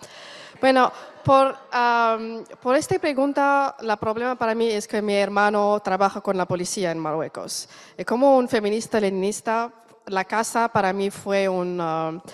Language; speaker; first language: Spanish; non-native, learner; Arabic